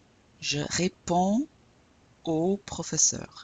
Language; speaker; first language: French; non-native, fluent; English